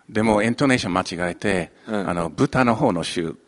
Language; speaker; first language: Japanese; non-native, fluent; English